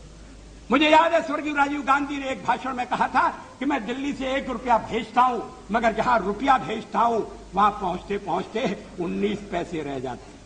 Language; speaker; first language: Hindi; native; Hindi